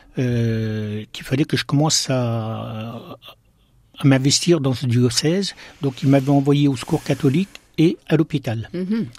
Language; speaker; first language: French; native; French